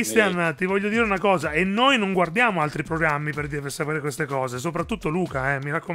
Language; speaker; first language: Italian; native; Italian